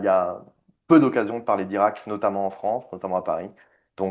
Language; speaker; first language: French; native; French